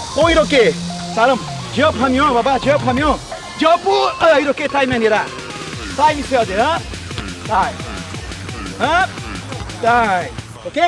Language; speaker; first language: Korean; non-native, learner; Portuguese